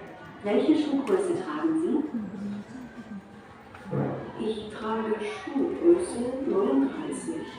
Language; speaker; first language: German; non-native, learner; Indonesian